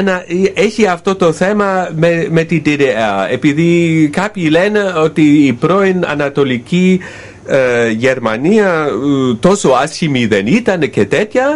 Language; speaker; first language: Greek; non-native, fluent; German